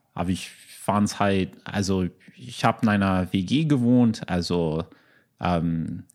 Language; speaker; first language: German; non-native, fluent; English